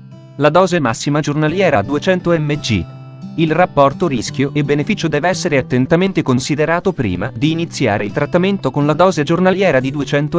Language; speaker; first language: Italian; native; Italian